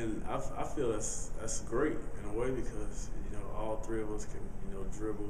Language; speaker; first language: English; native; English